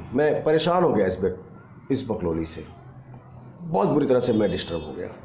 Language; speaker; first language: Hindi; native; Hindi